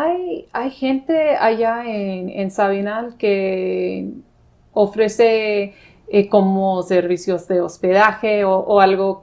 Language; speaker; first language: Spanish; non-native, fluent; English